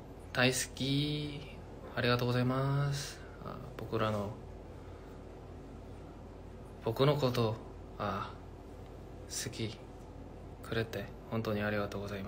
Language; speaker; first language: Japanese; non-native, learner; Korean